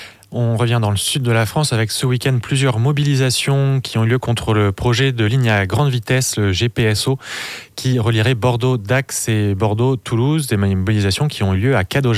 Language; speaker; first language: French; native; French